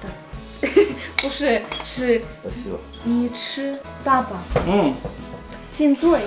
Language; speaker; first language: Chinese; non-native, fluent; Russian